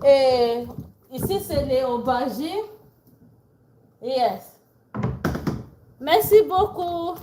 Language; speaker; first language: French; non-native, learner; English